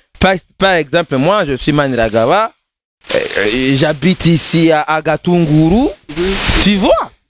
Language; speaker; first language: French; non-native, local second language; Rundi